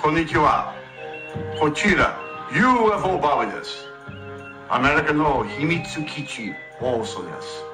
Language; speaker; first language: Japanese; non-native, learner; English